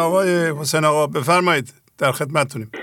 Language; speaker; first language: Persian; native; Persian